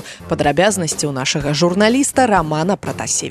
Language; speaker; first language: Belarusian; native; Belarusian